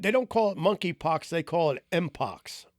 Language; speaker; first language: English; native; English